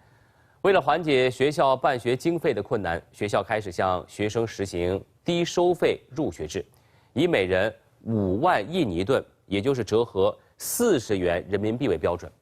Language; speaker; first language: Chinese; native; Chinese